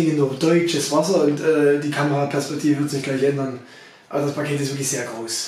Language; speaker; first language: German; native; German